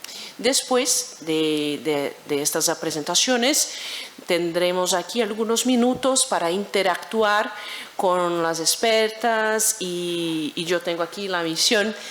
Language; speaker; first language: Spanish; non-native, fluent; Portuguese